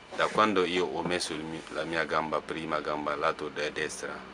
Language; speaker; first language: Italian; non-native, fluent; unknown